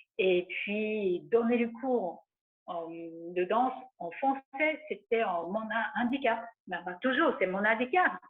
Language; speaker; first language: French; non-native, fluent; Japanese